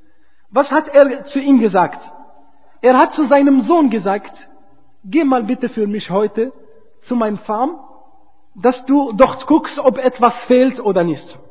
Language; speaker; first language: German; non-native, fluent; Arabic